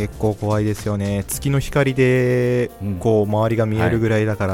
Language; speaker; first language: Japanese; early bilingual, other home language; Portuguese